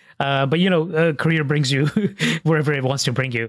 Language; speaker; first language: English; early bilingual, other home language; Hindi